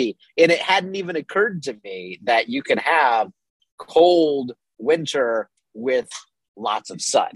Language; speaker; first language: English; native; English